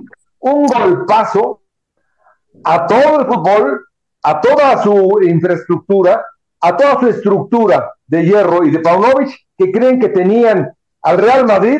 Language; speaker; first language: Spanish; native; Spanish